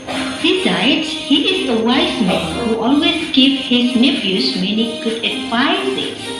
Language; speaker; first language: English; non-native, learner; Indonesian